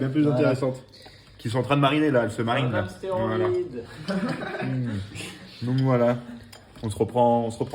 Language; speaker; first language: French; native; French